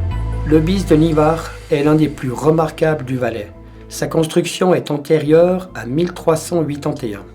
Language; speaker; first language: French; native; French